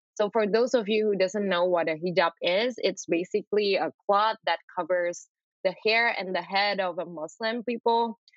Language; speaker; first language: English; non-native, fluent; Indonesian